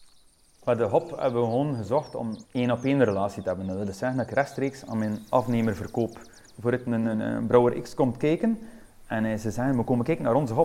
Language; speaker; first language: Dutch; native; Dutch